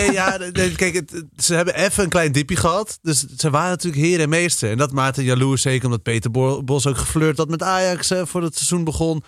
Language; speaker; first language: Dutch; native; Dutch